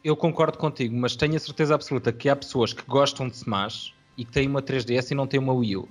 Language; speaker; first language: Portuguese; native; Portuguese